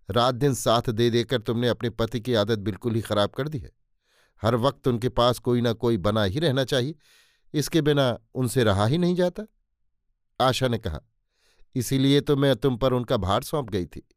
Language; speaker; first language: Hindi; native; Hindi